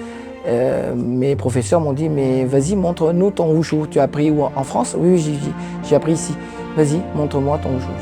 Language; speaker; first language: French; early bilingual, other home language; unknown